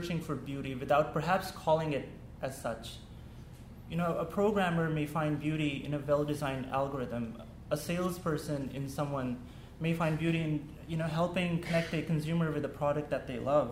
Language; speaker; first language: English; non-native, local second language; Urdu